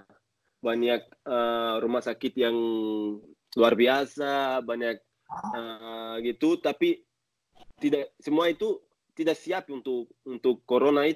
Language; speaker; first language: Indonesian; non-native, learner; Portuguese